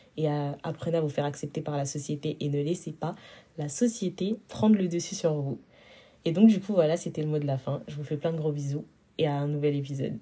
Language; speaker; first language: French; early bilingual, other home language; Wolof